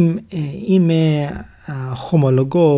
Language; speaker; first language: Greek; non-native, learner; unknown